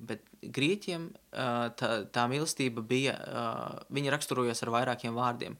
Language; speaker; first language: Latvian; non-native, local second language; Russian